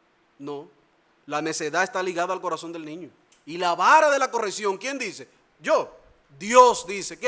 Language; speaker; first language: Spanish; native; Spanish